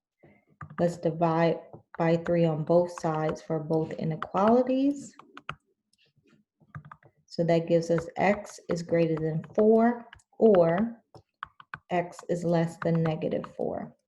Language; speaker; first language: English; native; English